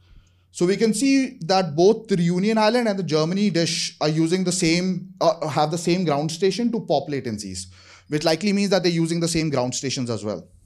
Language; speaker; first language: English; non-native, fluent; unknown